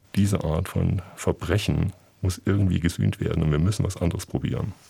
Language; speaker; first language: German; native; German